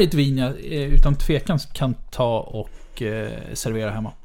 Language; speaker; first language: Swedish; native; Swedish